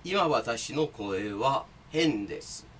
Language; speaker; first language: Japanese; non-native, fluent; English